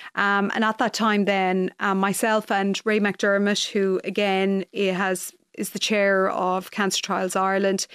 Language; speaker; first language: English; native; English